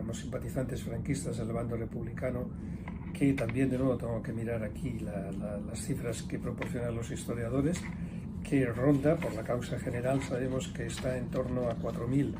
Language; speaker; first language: Spanish; native; Spanish